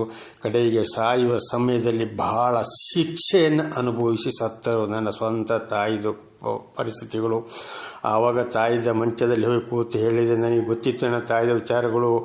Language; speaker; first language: Kannada; native; Kannada